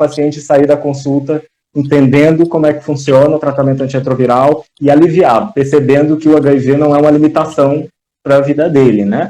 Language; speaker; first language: Portuguese; native; Portuguese